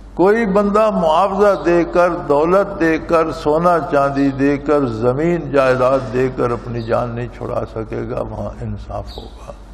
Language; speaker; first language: Urdu; non-native, local second language; Punjabi